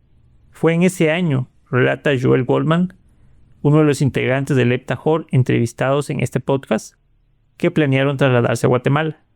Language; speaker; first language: Spanish; native; Spanish